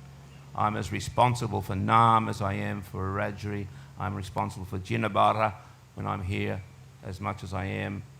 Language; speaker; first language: English; native; English